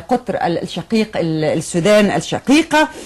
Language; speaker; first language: Arabic; native; Arabic